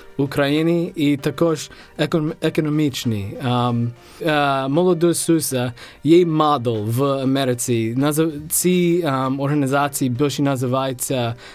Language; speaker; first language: Ukrainian; non-native, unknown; English